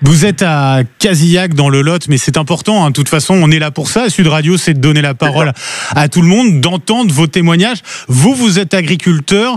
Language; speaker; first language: French; native; French